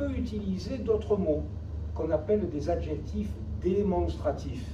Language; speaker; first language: French; native; French